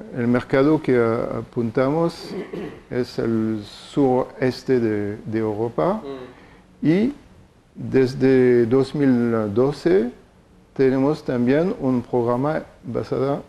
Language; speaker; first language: Spanish; non-native, fluent; French